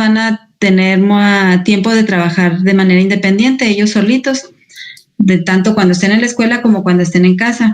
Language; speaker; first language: Spanish; native; Spanish